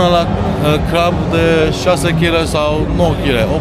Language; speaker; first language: Romanian; non-native, learner; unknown